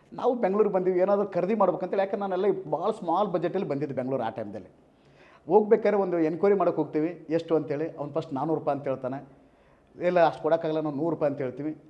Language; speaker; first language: Kannada; native; Kannada